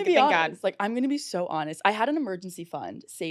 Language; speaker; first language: English; native; English